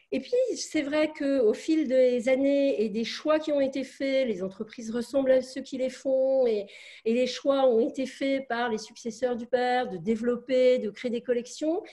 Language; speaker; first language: French; native; French